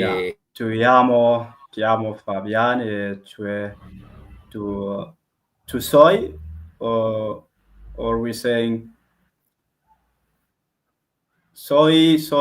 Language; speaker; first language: Spanish; non-native, learner; Arabic